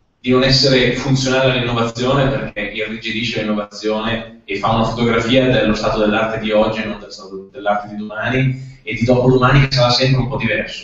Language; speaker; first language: Italian; native; Italian